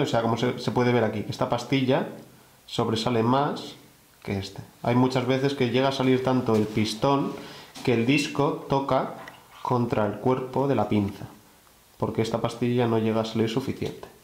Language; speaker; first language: Spanish; native; Spanish